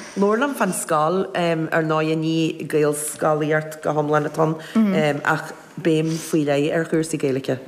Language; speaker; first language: Irish; native; Irish